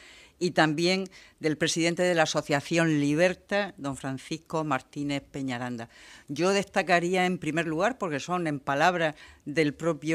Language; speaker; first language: Spanish; native; Spanish